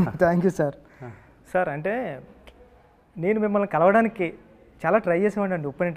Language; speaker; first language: Telugu; native; Telugu